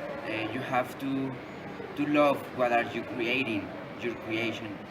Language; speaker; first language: English; non-native, learner; Spanish